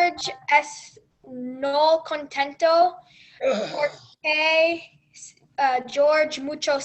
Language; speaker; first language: Spanish; non-native, learner; English